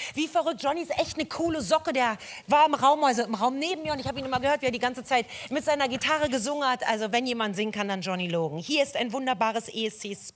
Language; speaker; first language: German; native; German